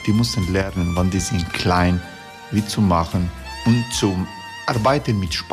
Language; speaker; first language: German; non-native, learner; Croatian